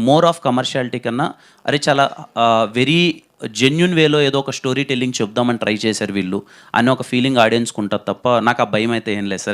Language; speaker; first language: Telugu; native; Telugu